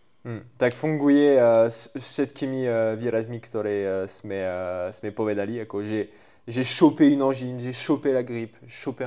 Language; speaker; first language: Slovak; non-native, fluent; French